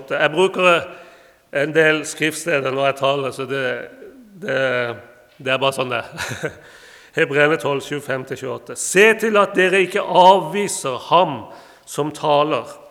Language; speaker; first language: Norwegian; non-native, fluent; Persian